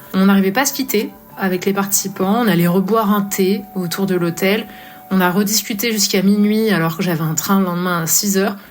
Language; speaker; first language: French; native; French